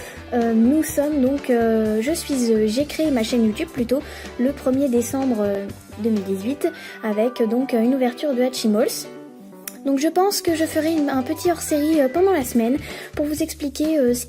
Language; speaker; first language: French; native; French